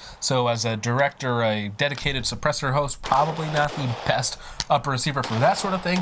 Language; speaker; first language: English; native; English